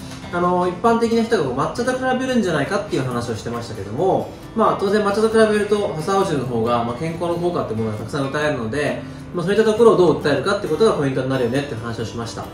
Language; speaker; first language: Japanese; native; Japanese